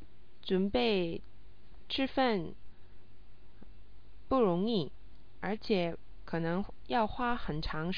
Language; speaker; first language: Chinese; non-native, learner; English